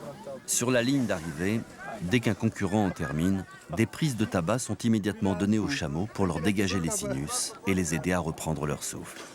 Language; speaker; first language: French; native; French